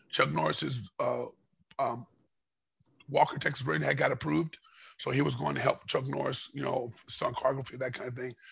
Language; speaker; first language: English; native; English